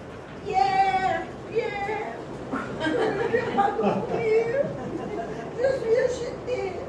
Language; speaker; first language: French; non-native, learner; Portuguese